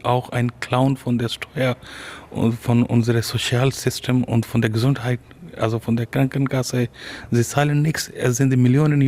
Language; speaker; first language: German; non-native, fluent; Urdu